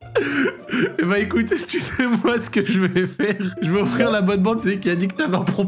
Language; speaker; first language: French; native; French